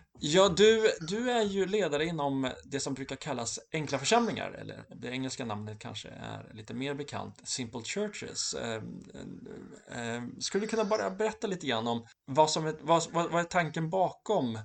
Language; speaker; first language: Swedish; native; Swedish